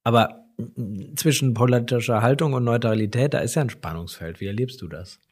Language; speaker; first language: German; native; German